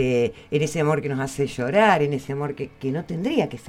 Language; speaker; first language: Spanish; native; Spanish